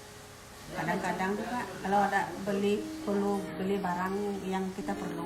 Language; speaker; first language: Malay; native; Malay